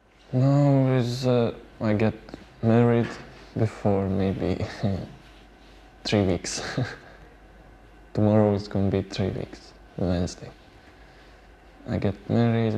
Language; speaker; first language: English; non-native, learner; Bosnian